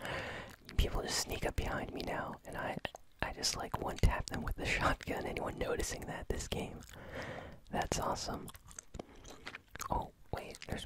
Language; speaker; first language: English; native; English